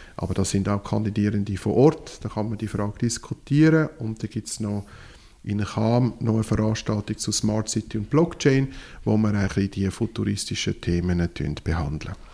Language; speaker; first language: German; non-native, local second language; French